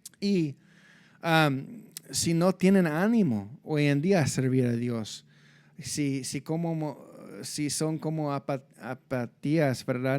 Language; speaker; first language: Spanish; non-native, fluent; English